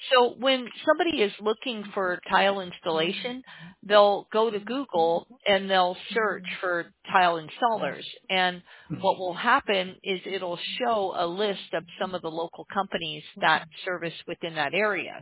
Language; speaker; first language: English; native; English